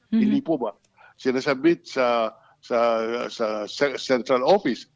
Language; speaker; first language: Filipino; non-native, local second language; Hiligaynon